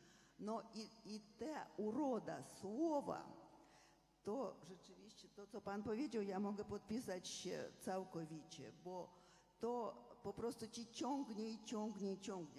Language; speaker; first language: Polish; non-native, fluent; Russian